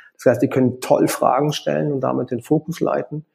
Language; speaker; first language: German; native; German